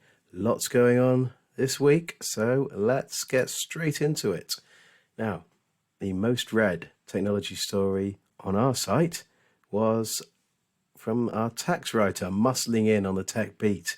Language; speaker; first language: English; native; English